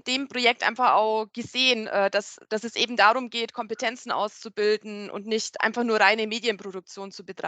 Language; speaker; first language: German; native; German